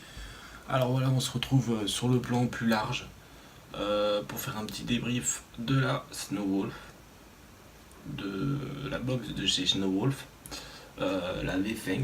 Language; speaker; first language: French; native; French